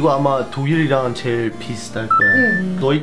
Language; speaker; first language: Korean; non-native, fluent; English